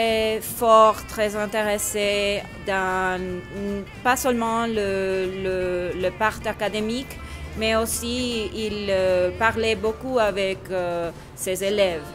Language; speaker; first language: French; non-native, fluent; Spanish